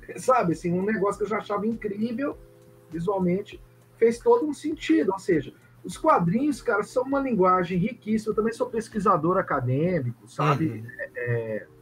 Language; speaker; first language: Portuguese; native; Portuguese